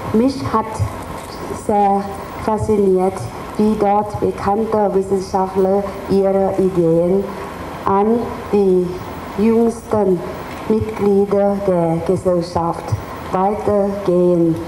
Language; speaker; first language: German; non-native, fluent; Thai